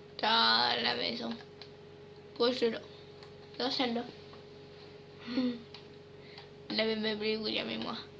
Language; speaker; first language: French; native; French